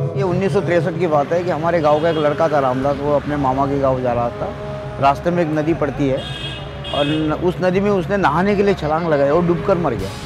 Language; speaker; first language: Hindi; non-native, local second language; Marathi